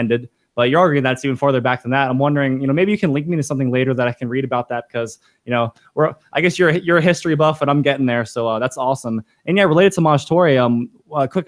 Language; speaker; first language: English; native; English